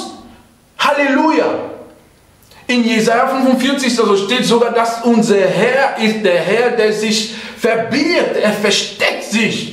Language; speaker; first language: German; non-native, fluent; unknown